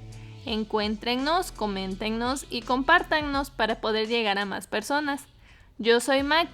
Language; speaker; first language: Spanish; native; Spanish